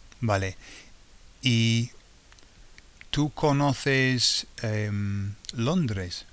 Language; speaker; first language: Spanish; non-native, fluent; English